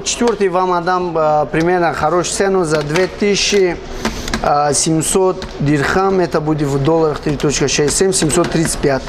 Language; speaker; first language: Russian; non-native, fluent; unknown